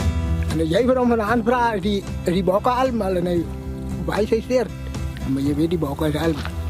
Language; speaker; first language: Dutch; non-native, learner; Afrikaans